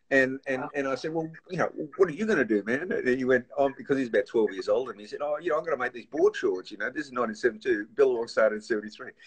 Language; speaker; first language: English; native; English